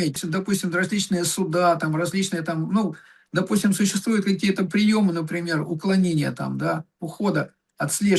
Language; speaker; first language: Russian; native; Russian